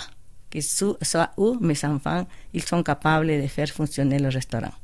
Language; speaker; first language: French; non-native, fluent; Spanish